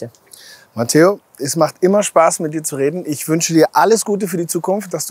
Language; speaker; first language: German; native; German